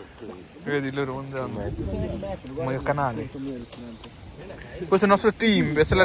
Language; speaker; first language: Italian; non-native, learner; Bangla